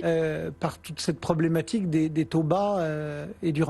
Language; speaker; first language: French; native; French